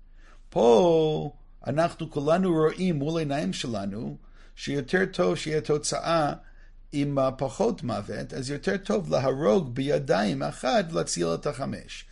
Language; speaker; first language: Hebrew; non-native, fluent; English